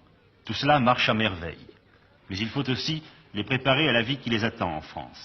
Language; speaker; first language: French; native; French